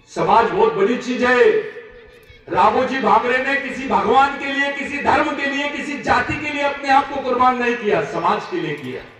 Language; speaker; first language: Hindi; non-native, local second language; Marathi